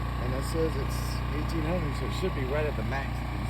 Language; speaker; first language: English; native; English